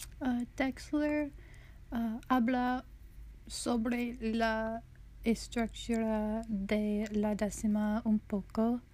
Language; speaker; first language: Spanish; non-native, learner; English